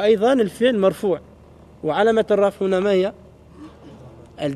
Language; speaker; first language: Arabic; non-native, fluent; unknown